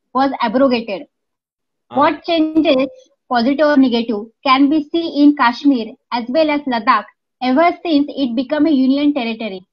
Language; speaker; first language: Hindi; non-native, local second language; Marathi